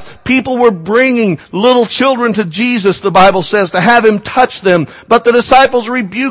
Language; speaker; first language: English; native; English